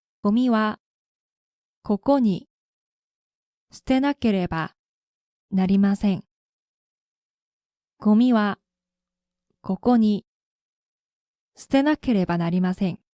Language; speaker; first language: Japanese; non-native, fluent; Korean